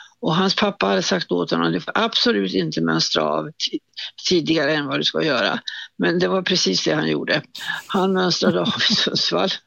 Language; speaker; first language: Swedish; native; Swedish